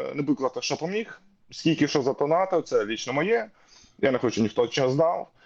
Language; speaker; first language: Ukrainian; native; Ukrainian